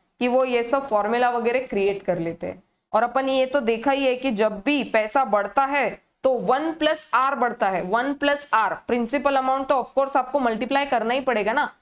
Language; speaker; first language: Hindi; native; Hindi